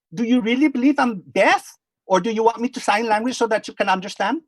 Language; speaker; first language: English; non-native, fluent; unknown